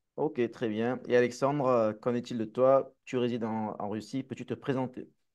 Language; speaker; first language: French; native; French